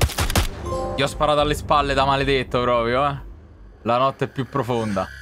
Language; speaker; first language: Italian; native; Italian